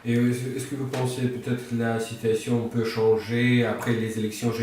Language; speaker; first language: French; non-native, fluent; Russian